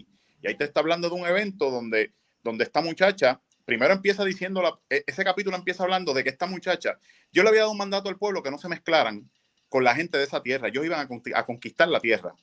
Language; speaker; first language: Spanish; native; Spanish